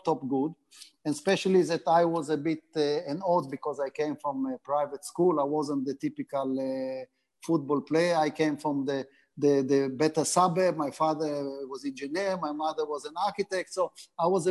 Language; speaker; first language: English; non-native, fluent; Hebrew